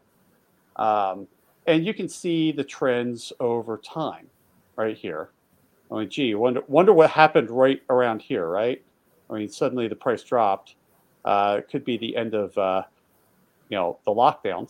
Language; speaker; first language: English; native; English